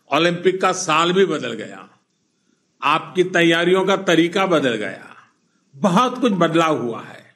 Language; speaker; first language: Hindi; non-native, local second language; Gujarati